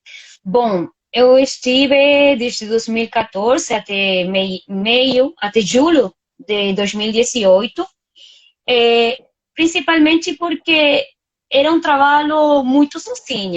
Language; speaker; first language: Portuguese; non-native, fluent; Spanish